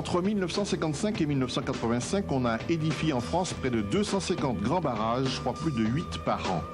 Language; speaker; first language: French; native; French